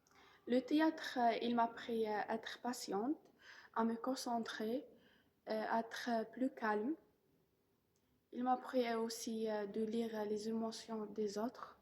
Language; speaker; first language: French; non-native, local second language; Arabic